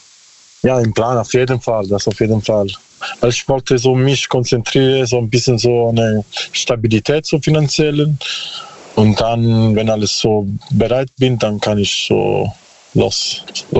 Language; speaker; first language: German; non-native, learner; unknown